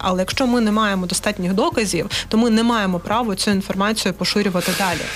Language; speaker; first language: Ukrainian; native; Ukrainian